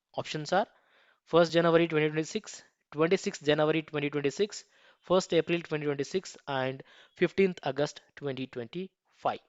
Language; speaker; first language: English; non-native, local second language; Kannada